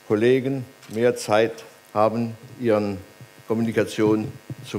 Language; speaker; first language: German; non-native, fluent; French